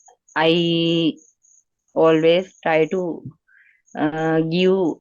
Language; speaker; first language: English; non-native, learner; Sinhala